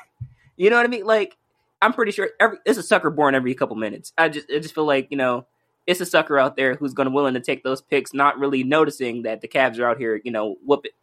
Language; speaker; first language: English; native; English